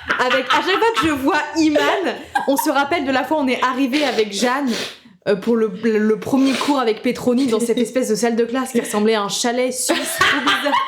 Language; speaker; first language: French; native; French